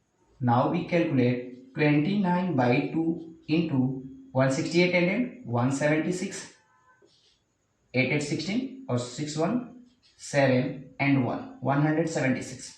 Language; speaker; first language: English; non-native, local second language; Hindi